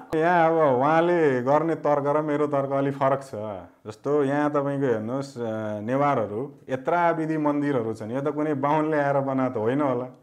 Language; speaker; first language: Nepali; native; Nepali